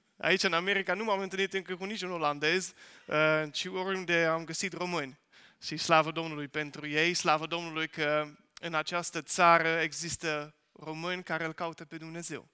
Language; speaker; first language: Romanian; non-native, fluent; Dutch